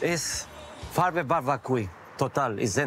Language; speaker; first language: German; non-native, learner; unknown